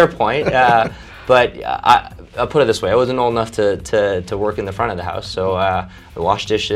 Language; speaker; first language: English; early bilingual, other home language; Chinese